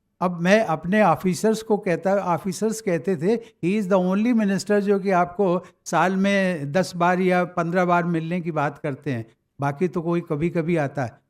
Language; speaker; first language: Hindi; native; Hindi